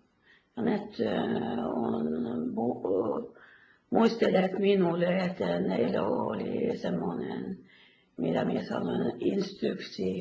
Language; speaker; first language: Finnish; early bilingual, heritage; Finnish